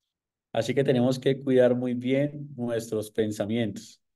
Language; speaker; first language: Spanish; native; Spanish